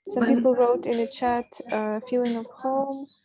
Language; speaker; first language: English; non-native, fluent; Ukrainian